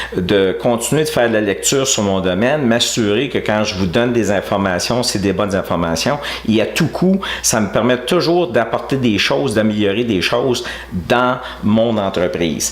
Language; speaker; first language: French; native; French